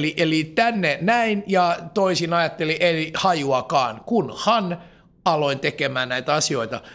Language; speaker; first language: Finnish; non-native, local second language; Swedish